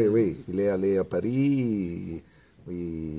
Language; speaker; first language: French; non-native, learner; Italian